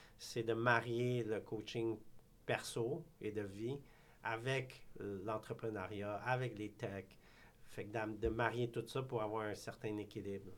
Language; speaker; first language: French; early bilingual, other home language; Khmer